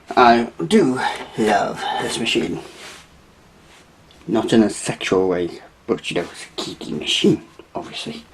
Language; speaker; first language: English; native; English